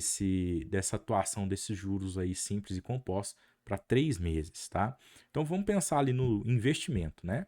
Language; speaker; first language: Portuguese; native; Portuguese